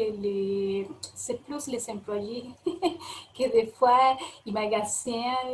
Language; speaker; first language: French; non-native, fluent; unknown